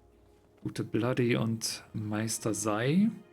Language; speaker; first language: German; native; German